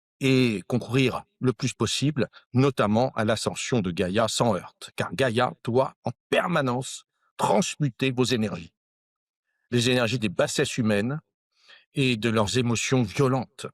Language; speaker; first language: French; native; French